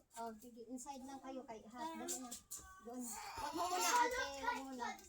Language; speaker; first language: Filipino; non-native, local second language; Cebuano